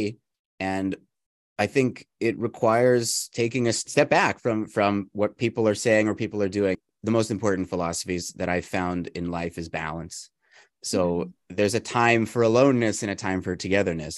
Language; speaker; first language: English; native; English